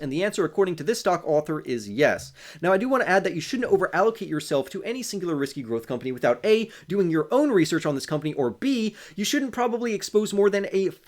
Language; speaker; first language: English; native; English